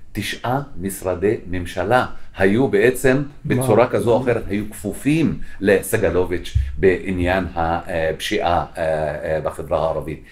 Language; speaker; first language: Hebrew; non-native, local second language; Arabic